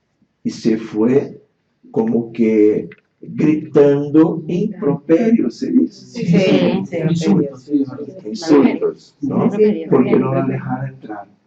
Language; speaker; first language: Spanish; non-native, fluent; Portuguese